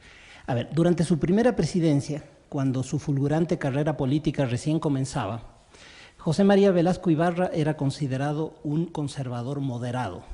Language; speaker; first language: Spanish; native; Spanish